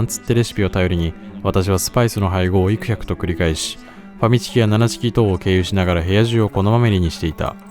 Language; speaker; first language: Japanese; native; Japanese